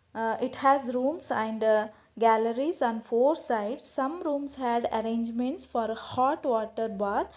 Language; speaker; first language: English; non-native, local second language; Kannada